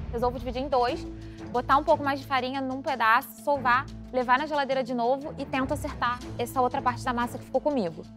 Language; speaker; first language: Portuguese; native; Portuguese